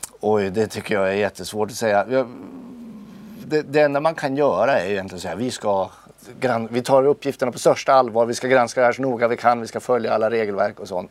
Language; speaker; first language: Swedish; native; Swedish